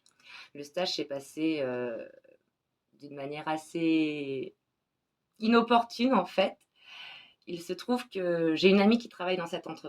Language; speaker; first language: French; native; French